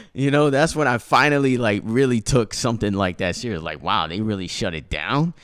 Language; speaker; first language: English; native; English